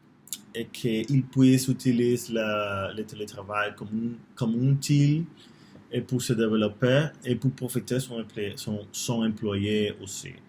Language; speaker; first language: French; non-native, learner; Spanish